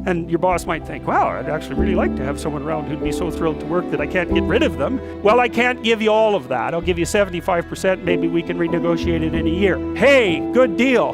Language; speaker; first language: English; native; English